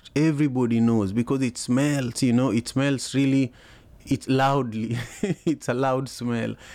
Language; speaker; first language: English; non-native, local second language; Luo (Kenya and Tanzania)